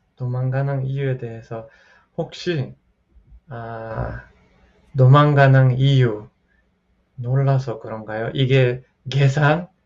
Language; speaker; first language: Korean; non-native, fluent; Portuguese